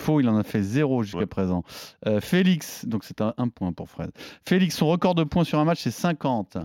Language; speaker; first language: French; native; French